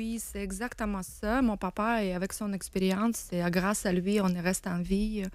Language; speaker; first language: French; non-native, learner; Ukrainian